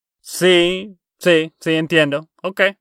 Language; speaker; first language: Spanish; non-native, learner; English